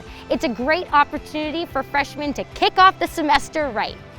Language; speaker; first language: English; native; English